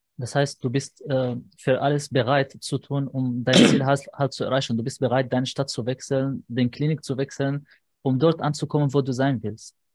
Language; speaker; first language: German; native; German